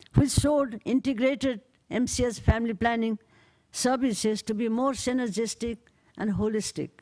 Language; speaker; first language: English; non-native, local second language; Nepali